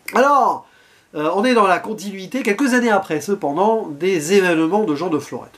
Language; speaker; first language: French; native; French